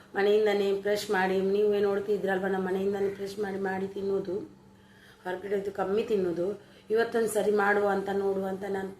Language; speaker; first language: Kannada; non-native, local second language; Tulu